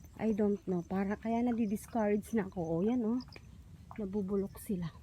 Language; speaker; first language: Filipino; native; Filipino